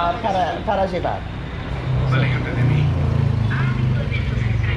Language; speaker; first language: Spanish; non-native, learner; English